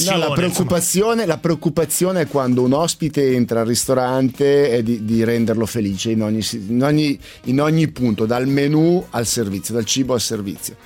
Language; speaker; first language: Italian; native; Italian